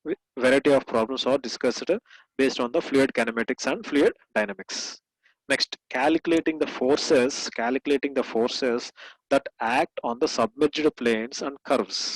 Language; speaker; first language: English; non-native, local second language; Telugu